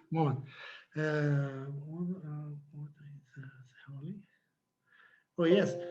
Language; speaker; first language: English; non-native, learner; Italian